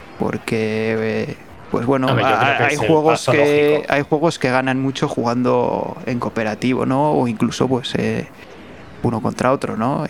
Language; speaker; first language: Spanish; native; Spanish